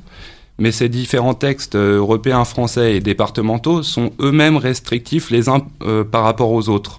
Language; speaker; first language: French; native; French